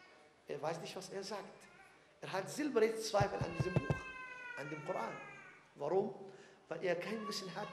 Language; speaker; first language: German; non-native, fluent; Arabic